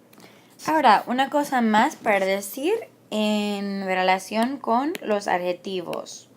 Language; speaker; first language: Spanish; non-native, fluent; English